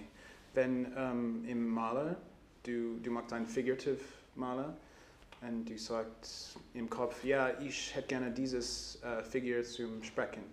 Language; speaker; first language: German; non-native, learner; English